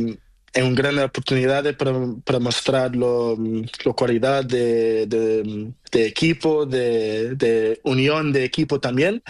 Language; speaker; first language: Spanish; non-native, learner; Portuguese